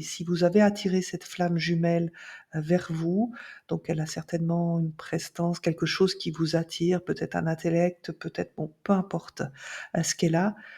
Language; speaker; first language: French; native; French